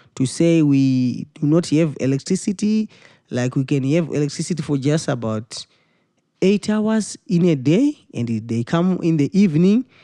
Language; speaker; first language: English; non-native, local second language; Shona